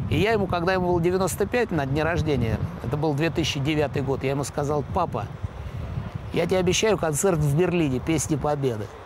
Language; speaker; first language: Russian; native; Russian